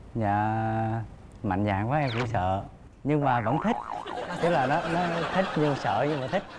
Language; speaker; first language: Vietnamese; native; Vietnamese